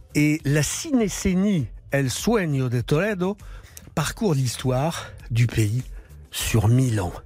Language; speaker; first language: French; native; French